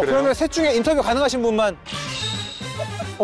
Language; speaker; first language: Korean; native; Korean